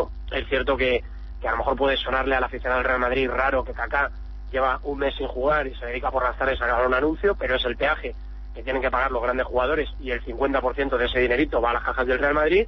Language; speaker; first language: Spanish; native; Spanish